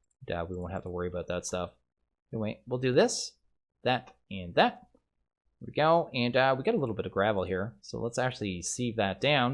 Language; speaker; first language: English; native; English